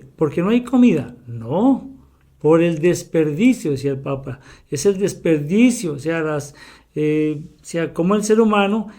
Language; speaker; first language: Spanish; native; Spanish